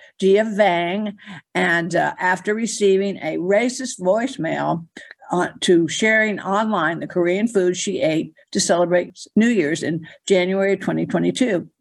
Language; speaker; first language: English; native; English